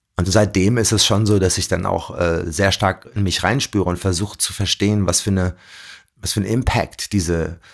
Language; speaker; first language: German; early bilingual, other home language; Arabic